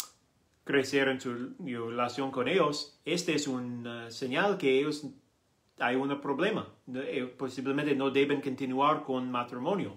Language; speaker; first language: Spanish; non-native, learner; English